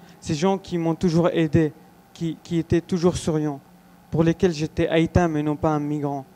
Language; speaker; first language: French; non-native, fluent; Arabic